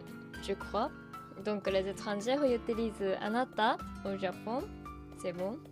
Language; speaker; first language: French; non-native, learner; Japanese